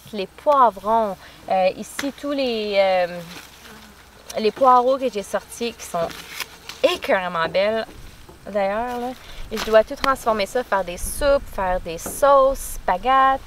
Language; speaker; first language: French; native; French